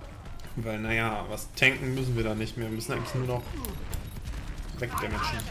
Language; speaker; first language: German; native; German